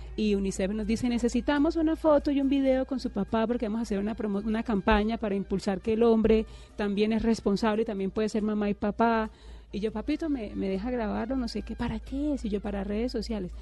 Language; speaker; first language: Spanish; native; Spanish